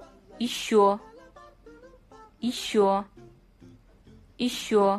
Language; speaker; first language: Russian; non-native, fluent; Kazakh